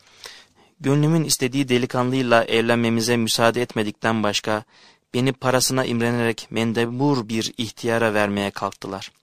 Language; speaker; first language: Turkish; native; Turkish